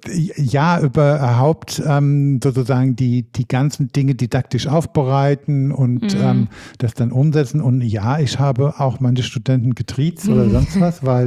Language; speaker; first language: German; native; German